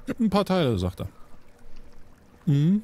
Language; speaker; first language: German; native; German